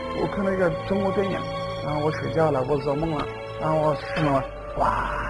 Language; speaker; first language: Chinese; non-native, learner; English